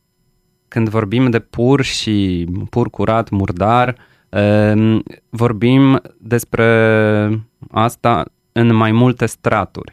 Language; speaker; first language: Romanian; non-native, fluent; Polish